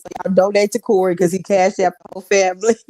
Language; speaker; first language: English; native; English